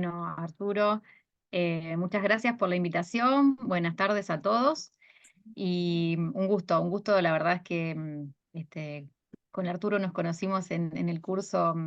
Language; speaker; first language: Spanish; native; Spanish